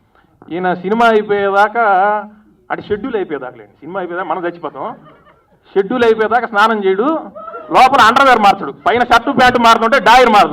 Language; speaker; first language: Telugu; native; Telugu